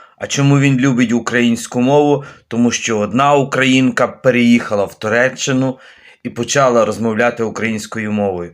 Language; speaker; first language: Ukrainian; native; Ukrainian